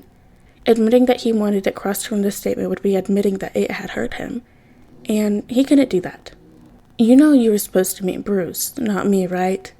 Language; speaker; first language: English; native; English